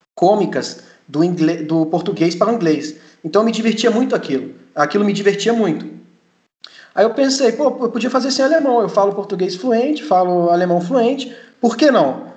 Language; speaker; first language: Portuguese; early bilingual, heritage; Portuguese